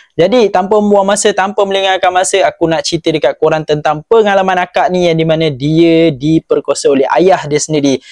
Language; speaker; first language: Malay; native; Malay